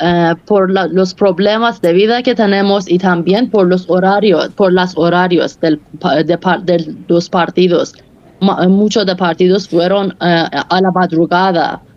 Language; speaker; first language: Spanish; non-native, learner; Persian